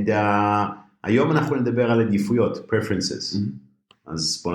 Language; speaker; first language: Hebrew; native; Hebrew